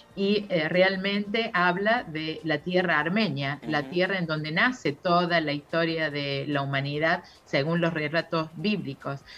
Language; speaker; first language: Spanish; native; Spanish